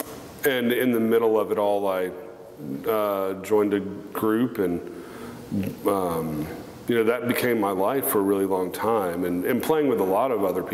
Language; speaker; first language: English; native; English